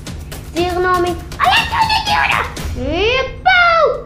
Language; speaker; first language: Greek; non-native, learner; Arabic